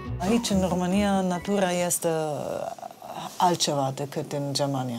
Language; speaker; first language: Romanian; non-native, fluent; German